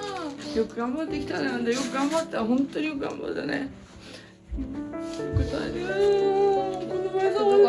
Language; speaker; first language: Japanese; native; Japanese